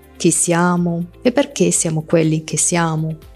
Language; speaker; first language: Italian; non-native, fluent; German